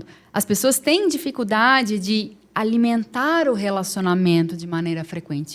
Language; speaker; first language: Portuguese; native; Portuguese